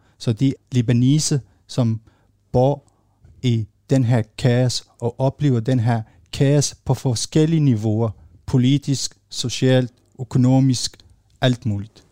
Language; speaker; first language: Danish; non-native, fluent; Arabic